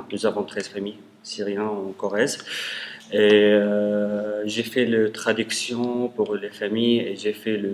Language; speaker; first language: French; non-native, learner; Arabic